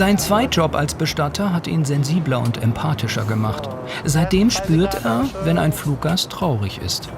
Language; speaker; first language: German; native; German